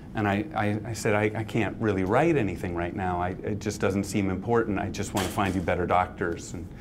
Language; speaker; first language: English; native; English